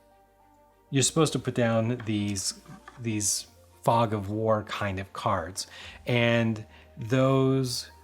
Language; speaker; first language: English; native; English